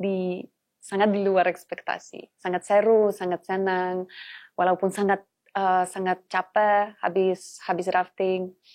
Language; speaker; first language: Indonesian; non-native, fluent; Polish